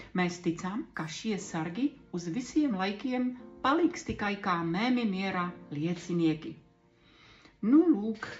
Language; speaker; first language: Latvian; non-native, fluent; Czech